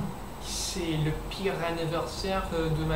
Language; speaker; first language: French; non-native, learner; English